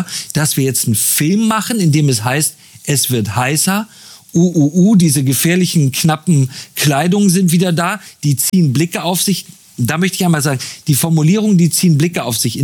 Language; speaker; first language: German; native; German